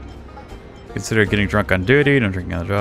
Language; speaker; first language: English; native; English